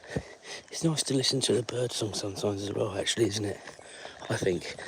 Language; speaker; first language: English; native; English